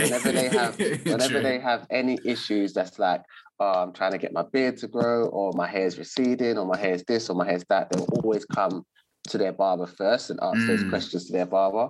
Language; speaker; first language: English; native; English